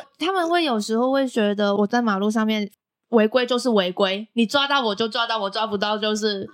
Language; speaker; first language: Chinese; non-native, local second language; Cantonese